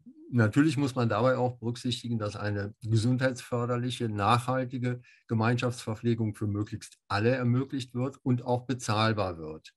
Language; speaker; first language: German; native; German